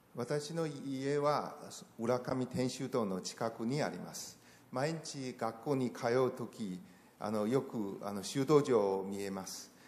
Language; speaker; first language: Japanese; non-native, fluent; Chinese